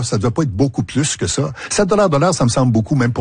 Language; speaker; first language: French; native; French